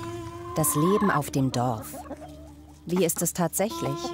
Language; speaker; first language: German; native; German